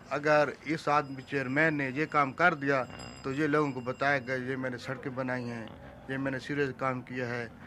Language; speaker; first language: Urdu; non-native, local second language; Saraiki